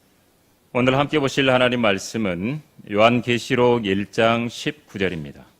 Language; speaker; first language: Korean; native; Korean